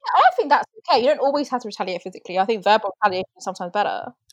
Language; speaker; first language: English; native; English